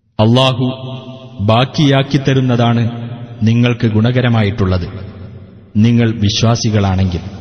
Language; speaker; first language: Malayalam; native; Malayalam